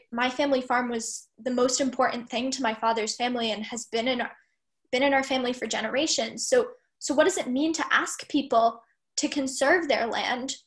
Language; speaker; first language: English; native; English